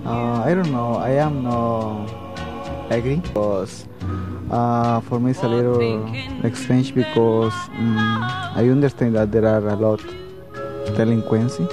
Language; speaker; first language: English; non-native, learner; Spanish